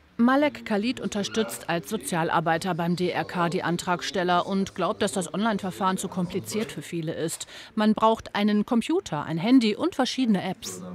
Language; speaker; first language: German; native; German